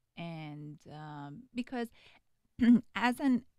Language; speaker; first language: English; non-native, fluent; Persian